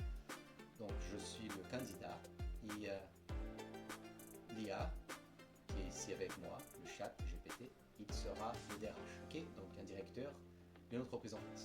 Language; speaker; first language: French; non-native, fluent; Portuguese